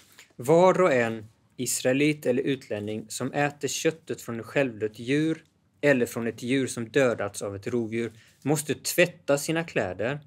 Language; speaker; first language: Swedish; native; Swedish